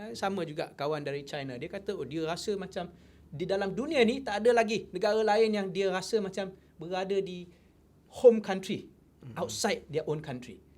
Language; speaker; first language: Malay; non-native, local second language; Chinese